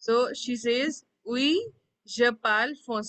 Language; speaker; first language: French; non-native, fluent; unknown